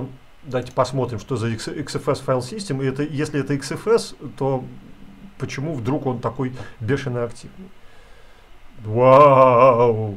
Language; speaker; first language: Russian; native; Russian